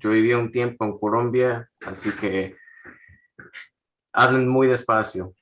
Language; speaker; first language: Spanish; non-native, fluent; English